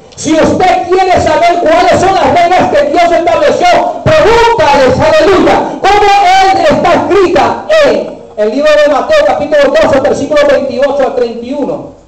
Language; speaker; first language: Spanish; early bilingual, heritage; Spanish